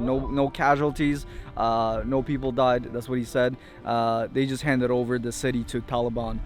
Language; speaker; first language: English; early bilingual, heritage; English